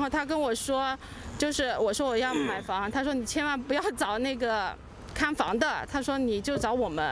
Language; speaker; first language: Chinese; native; Chinese